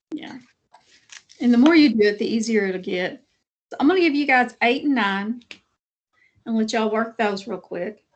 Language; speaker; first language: English; native; English